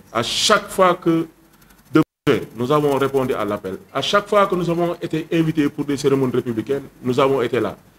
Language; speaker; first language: French; non-native, local second language; Wolof